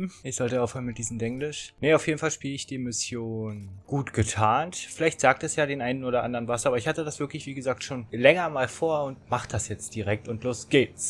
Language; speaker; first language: German; native; German